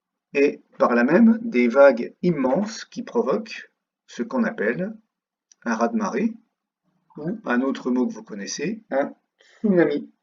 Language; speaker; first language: French; native; French